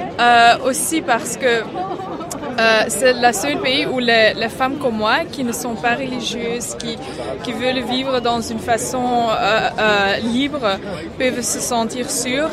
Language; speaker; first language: French; non-native, fluent; Persian